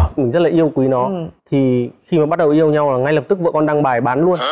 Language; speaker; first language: Vietnamese; native; Vietnamese